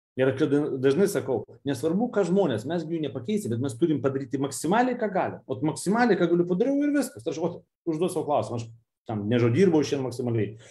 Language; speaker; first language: Lithuanian; non-native, local second language; Russian